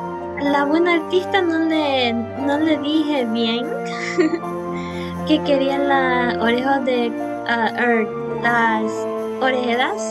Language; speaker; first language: Spanish; early bilingual, heritage; Spanish